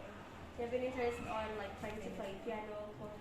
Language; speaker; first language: English; non-native, learner; Indonesian